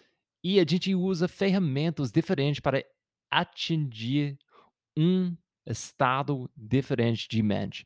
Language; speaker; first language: Portuguese; non-native, fluent; English